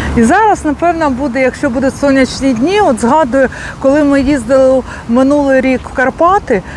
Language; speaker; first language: Ukrainian; native; Ukrainian